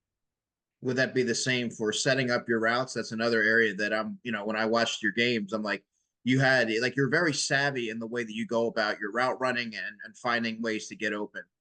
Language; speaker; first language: English; native; English